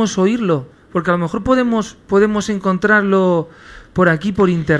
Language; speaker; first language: Spanish; native; Spanish